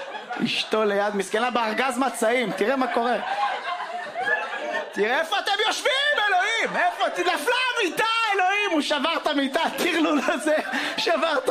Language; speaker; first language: Hebrew; native; Hebrew